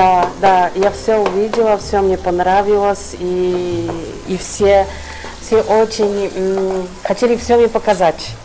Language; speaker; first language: Russian; non-native, fluent; Polish